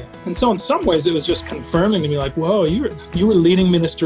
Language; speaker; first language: English; native; English